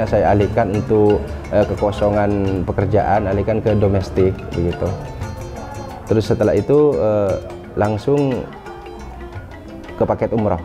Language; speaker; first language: Indonesian; non-native, local second language; Madurese